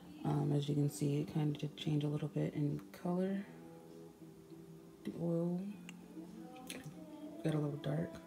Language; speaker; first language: English; native; English